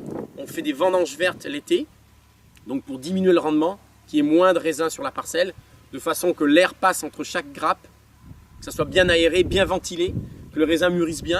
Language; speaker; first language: French; native; French